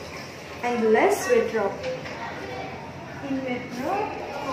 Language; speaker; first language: English; non-native, learner; Indonesian